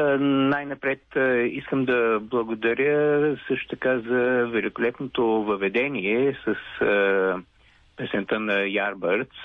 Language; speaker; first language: Bulgarian; native; Bulgarian